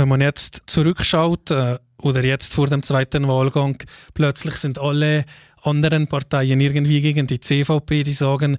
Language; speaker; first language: German; native; German